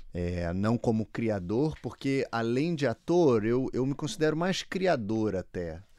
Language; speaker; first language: Portuguese; native; Portuguese